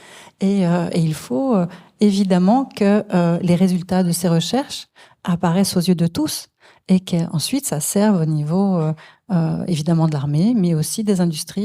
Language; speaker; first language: French; native; French